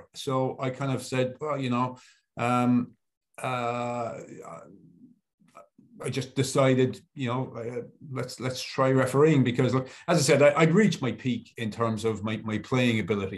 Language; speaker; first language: English; native; English